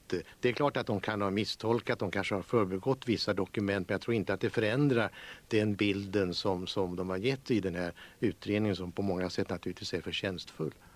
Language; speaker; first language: Swedish; native; Swedish